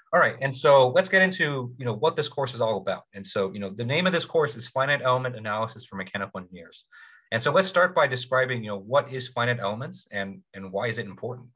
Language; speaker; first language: English; native; English